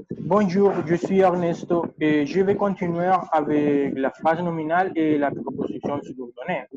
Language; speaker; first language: French; non-native, learner; Spanish